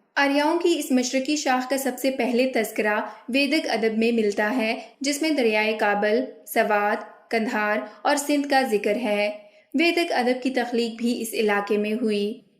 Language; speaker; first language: Urdu; non-native, local second language; Gujari